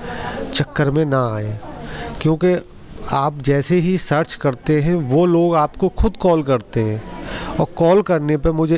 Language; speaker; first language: Hindi; native; Hindi